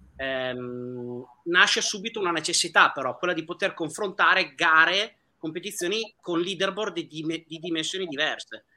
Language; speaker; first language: Italian; native; Italian